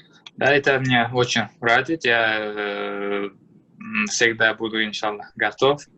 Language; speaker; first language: Russian; non-native, learner; Uzbek